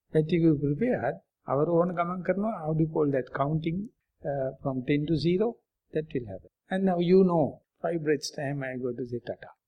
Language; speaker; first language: English; non-native, local second language; Sinhala